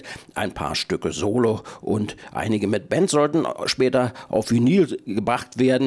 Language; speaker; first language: German; native; German